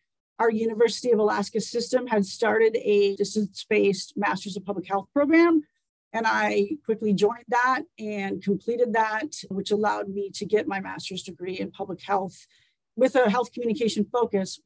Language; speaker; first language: English; native; English